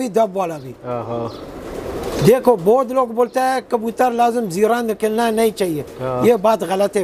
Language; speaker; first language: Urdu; non-native, learner; Arabic